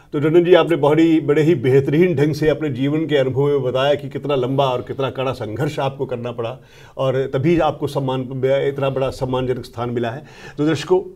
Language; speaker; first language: Hindi; native; Hindi